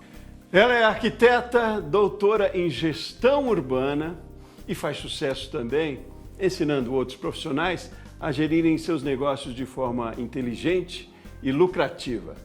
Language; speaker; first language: Portuguese; native; Portuguese